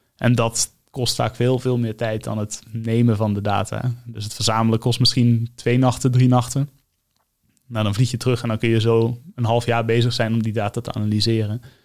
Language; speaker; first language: Dutch; native; Dutch